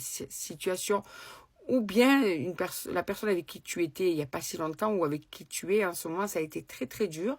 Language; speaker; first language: French; native; French